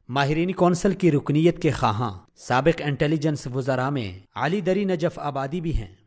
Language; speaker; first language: Urdu; native; Urdu